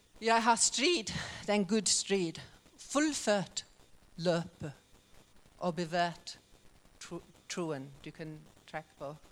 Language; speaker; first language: Norwegian; non-native, fluent; English